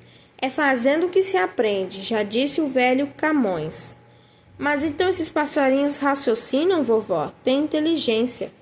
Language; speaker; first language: Portuguese; native; Portuguese